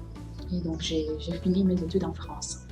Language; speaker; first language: French; non-native, fluent; Romanian